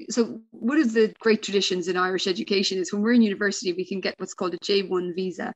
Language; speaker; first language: English; native; English